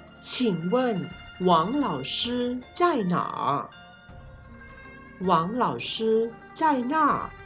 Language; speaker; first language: Chinese; non-native, fluent; Thai